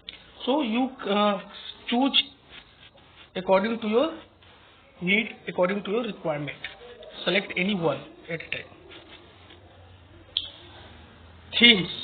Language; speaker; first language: English; non-native, local second language; Hindi